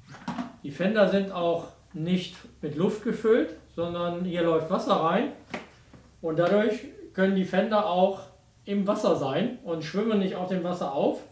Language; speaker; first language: German; native; German